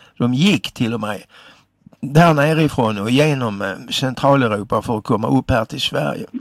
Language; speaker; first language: Swedish; native; Swedish